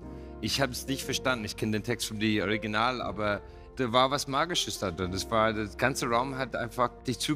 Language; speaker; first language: German; non-native, fluent; English